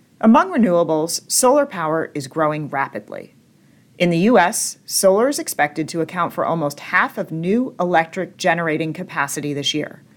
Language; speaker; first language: English; native; English